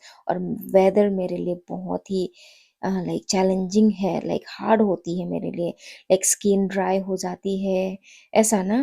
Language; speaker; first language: Hindi; non-native, local second language; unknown